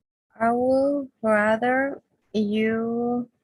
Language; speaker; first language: English; non-native, learner; Spanish